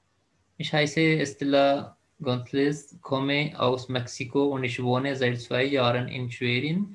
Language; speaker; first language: German; non-native, fluent; Urdu